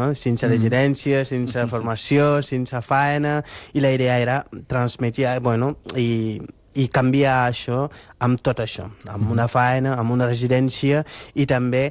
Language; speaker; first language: Catalan; non-native, fluent; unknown